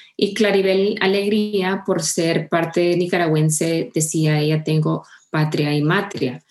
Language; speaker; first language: Spanish; early bilingual, heritage; Spanish